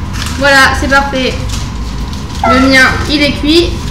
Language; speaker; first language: French; native; French